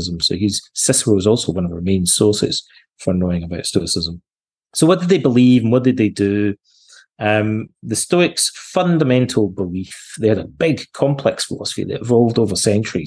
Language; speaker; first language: English; native; English